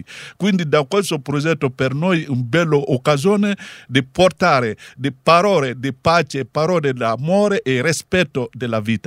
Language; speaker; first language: Italian; non-native, learner; Bambara